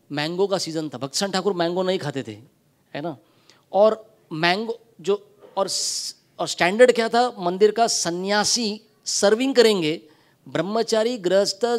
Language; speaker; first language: Hindi; non-native, local second language; Marathi